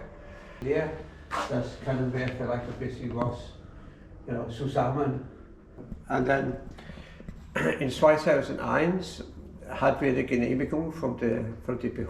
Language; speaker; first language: German; non-native, learner; English